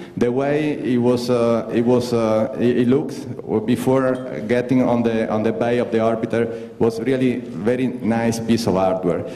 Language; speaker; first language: English; non-native, fluent; Italian